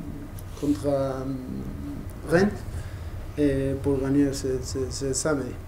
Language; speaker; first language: French; non-native, learner; Spanish